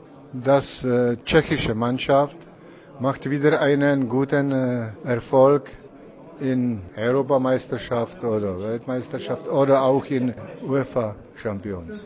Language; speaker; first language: German; non-native, learner; Czech